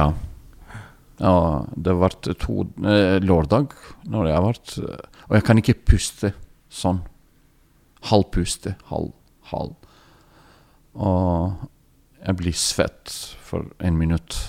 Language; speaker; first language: Norwegian; non-native, learner; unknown